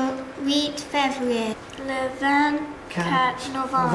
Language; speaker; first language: French; non-native, learner; English